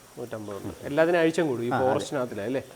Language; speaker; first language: Malayalam; native; Malayalam